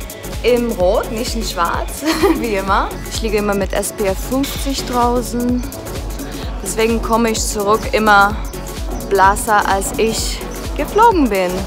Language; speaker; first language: German; non-native, fluent; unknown